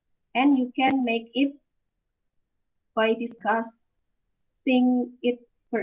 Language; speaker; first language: English; non-native, fluent; Indonesian